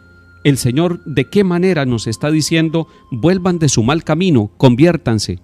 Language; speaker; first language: Spanish; native; Spanish